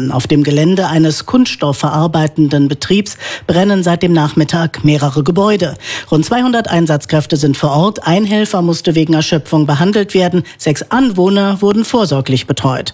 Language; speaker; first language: German; native; German